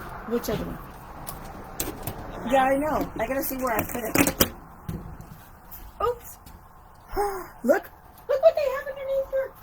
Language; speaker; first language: English; native; English